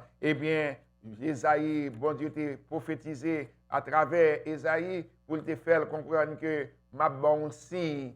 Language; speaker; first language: French; non-native, local second language; Haitian Creole